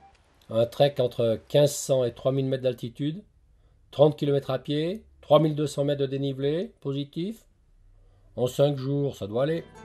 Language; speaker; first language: French; native; French